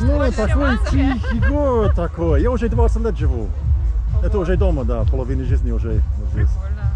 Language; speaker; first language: Russian; non-native, learner; English